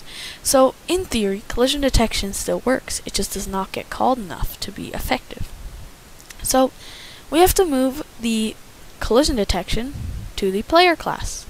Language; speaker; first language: English; native; English